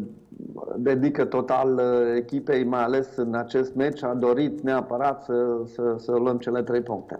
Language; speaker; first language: Romanian; native; Romanian